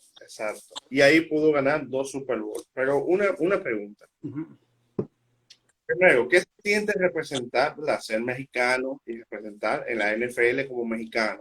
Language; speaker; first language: Spanish; native; Spanish